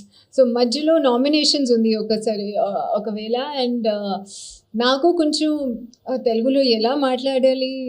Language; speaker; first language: Telugu; non-native, learner; Hindi